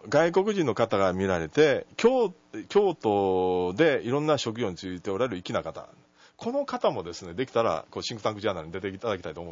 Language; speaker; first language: Japanese; native; Japanese